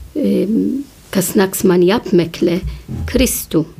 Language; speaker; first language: Latvian; non-native, learner; Maltese